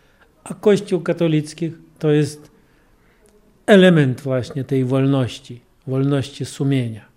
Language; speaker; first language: Polish; non-native, fluent; Russian